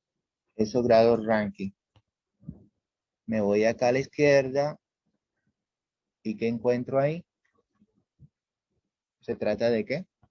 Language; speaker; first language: Spanish; native; Spanish